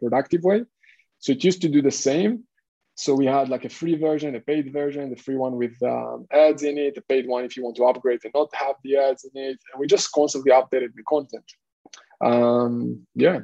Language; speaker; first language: English; non-native, fluent; Hebrew